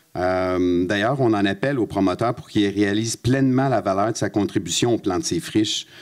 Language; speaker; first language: French; native; French